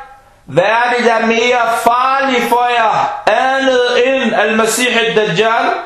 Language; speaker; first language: Danish; non-native, fluent; Arabic